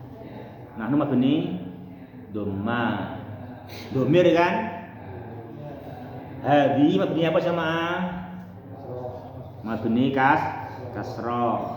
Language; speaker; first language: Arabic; non-native, fluent; Indonesian